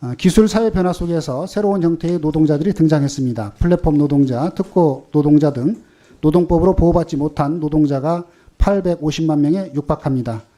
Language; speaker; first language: Korean; native; Korean